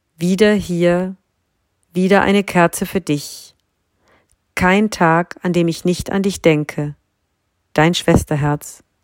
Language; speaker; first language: German; native; German